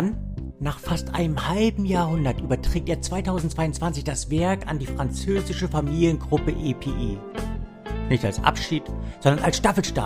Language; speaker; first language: German; native; German